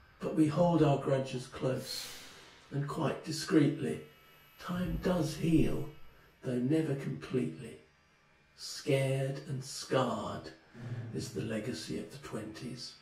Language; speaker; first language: English; native; English